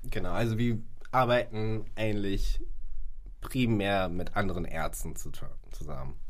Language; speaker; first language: German; early bilingual, other home language; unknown